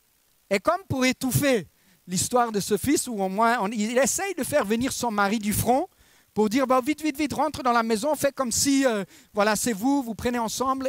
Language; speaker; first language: French; native; French